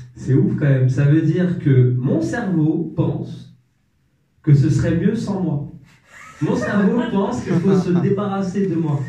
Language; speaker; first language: French; non-native, local second language; Arabic